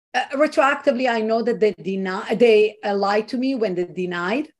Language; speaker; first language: English; non-native, fluent; Hebrew